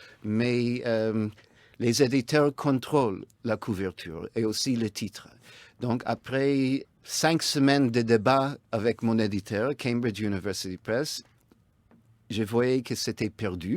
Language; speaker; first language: French; non-native, fluent; English